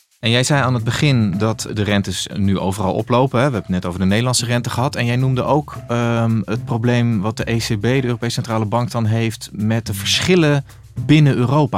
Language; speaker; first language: Dutch; native; Dutch